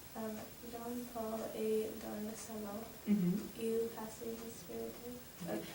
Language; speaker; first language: French; non-native, learner; English